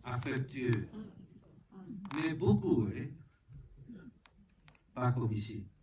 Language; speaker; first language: French; non-native, learner; Spanish